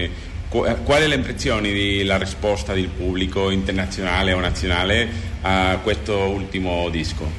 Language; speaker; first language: Italian; non-native, learner; Spanish